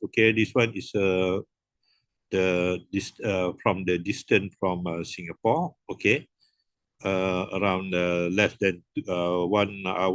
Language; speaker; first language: English; non-native, local second language; Malay